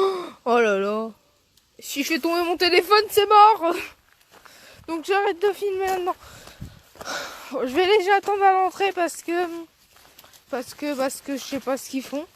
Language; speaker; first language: French; native; French